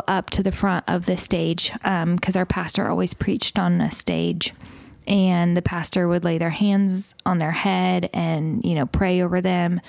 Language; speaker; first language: English; native; English